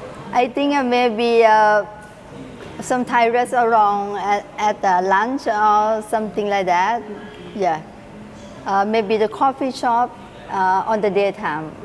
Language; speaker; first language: English; non-native, learner; Thai